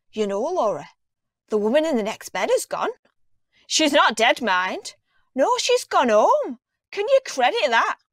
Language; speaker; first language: English; native; English